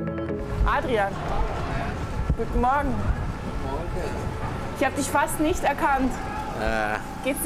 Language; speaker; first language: German; native; German